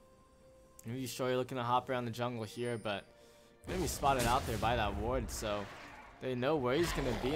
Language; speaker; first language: English; native; English